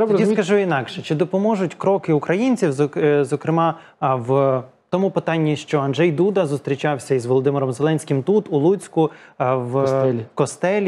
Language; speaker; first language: Ukrainian; native; Ukrainian